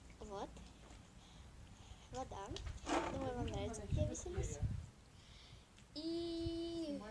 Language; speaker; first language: Russian; non-native, local second language; Ukrainian